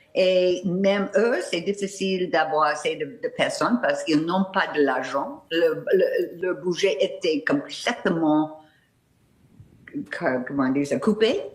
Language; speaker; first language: French; non-native, fluent; English